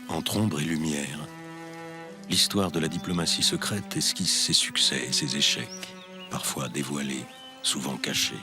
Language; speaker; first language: French; native; French